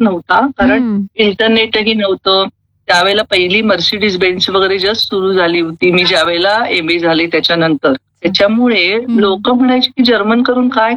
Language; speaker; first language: Marathi; non-native, local second language; Kannada